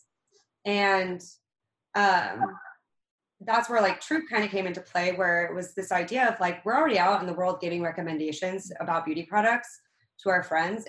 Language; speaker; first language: English; native; English